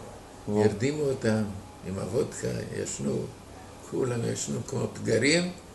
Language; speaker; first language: Hebrew; non-native, fluent; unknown